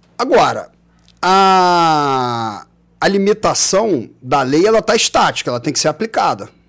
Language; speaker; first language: Portuguese; native; Portuguese